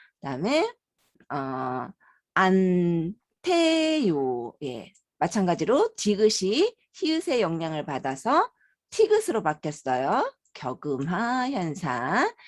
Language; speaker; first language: Korean; native; Korean